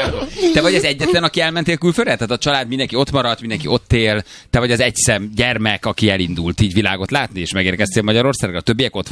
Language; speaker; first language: Hungarian; native; Hungarian